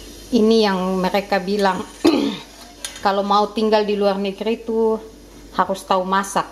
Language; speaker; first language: Indonesian; non-native, local second language; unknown